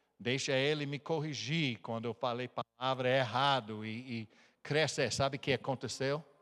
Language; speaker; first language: Portuguese; non-native, fluent; English